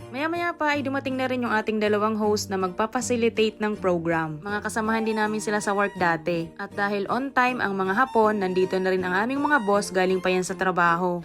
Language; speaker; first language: Filipino; native; Filipino